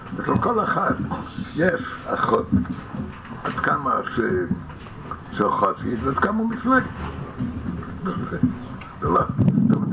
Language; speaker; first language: Hebrew; non-native, fluent; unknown